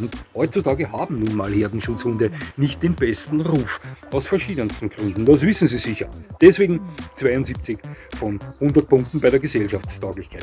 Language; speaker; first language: German; native; German